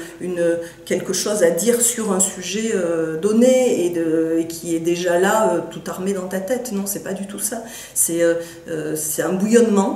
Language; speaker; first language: French; native; French